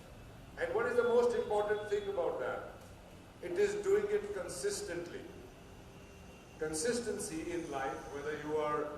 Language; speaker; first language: English; non-native, local second language; Hindi